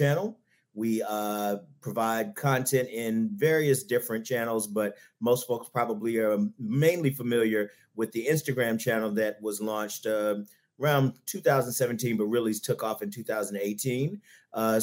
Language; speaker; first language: English; native; English